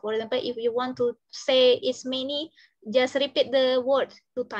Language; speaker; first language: English; non-native, fluent; Indonesian